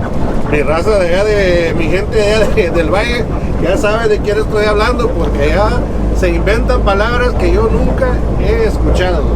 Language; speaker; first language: Spanish; early bilingual, heritage; Spanish